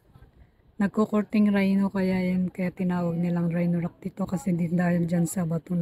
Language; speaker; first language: Filipino; native; Filipino